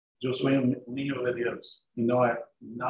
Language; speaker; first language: Spanish; non-native, learner; English